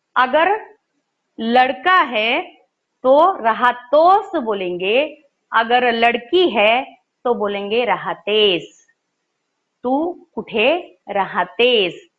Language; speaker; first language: Hindi; non-native, local second language; Marathi